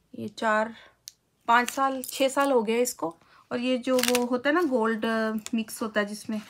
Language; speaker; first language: Urdu; native; Urdu